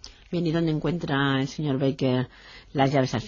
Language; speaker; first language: Spanish; native; Spanish